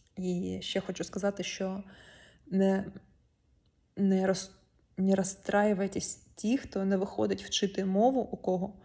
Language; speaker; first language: Ukrainian; non-native, local second language; Russian